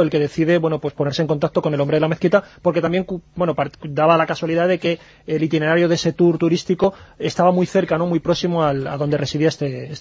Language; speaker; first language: Spanish; native; Spanish